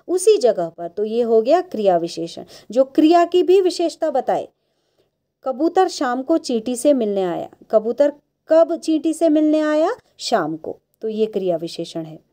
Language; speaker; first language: Hindi; native; Hindi